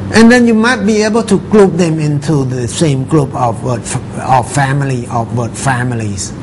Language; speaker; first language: English; non-native, fluent; Thai